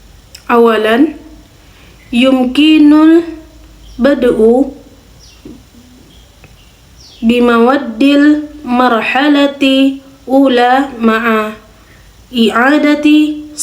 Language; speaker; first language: Arabic; non-native, learner; Indonesian